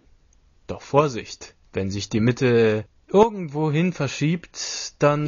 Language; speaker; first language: German; native; German